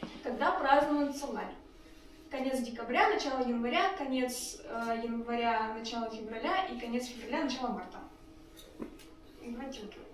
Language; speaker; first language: Russian; native; Russian